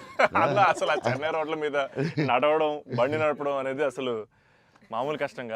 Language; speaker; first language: Telugu; native; Telugu